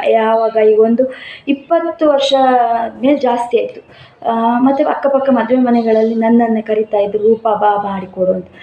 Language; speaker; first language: Kannada; non-native, local second language; Konkani